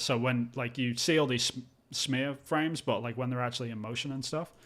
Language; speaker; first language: English; native; English